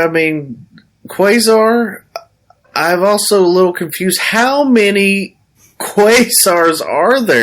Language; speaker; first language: English; native; English